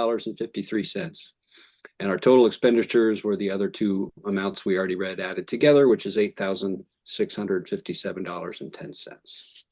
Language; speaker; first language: English; native; English